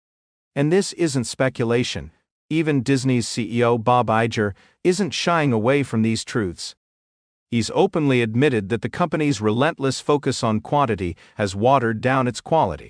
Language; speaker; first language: English; native; English